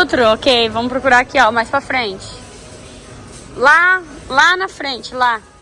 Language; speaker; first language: Portuguese; native; Portuguese